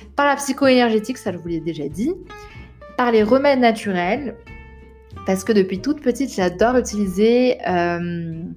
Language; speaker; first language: French; non-native, local second language; Arabic